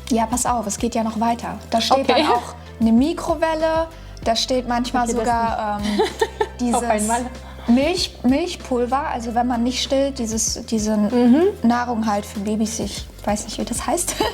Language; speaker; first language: German; native; German